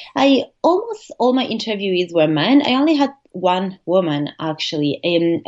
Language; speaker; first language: English; non-native, fluent; Italian